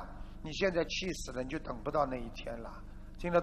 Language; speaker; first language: Chinese; native; Chinese